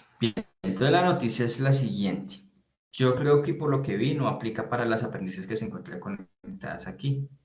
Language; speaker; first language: Spanish; native; Spanish